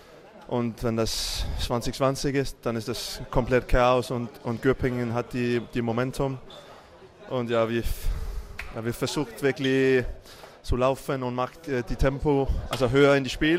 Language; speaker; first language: German; non-native, learner; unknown